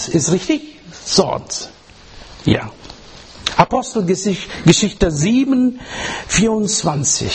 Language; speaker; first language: German; non-native, learner; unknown